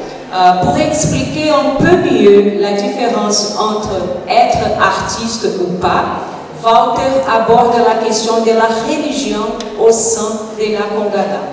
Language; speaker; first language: French; non-native, fluent; Portuguese